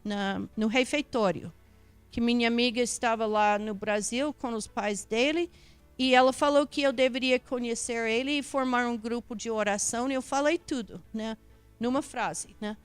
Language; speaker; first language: Portuguese; non-native, fluent; English